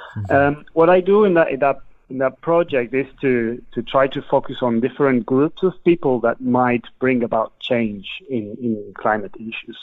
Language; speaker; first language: English; non-native, fluent; Spanish